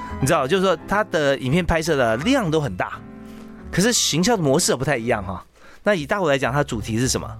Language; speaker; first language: Chinese; native; Chinese